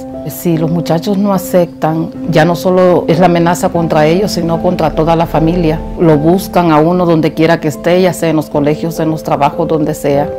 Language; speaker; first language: Spanish; native; Spanish